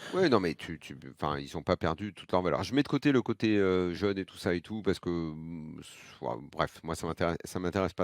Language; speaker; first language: French; native; French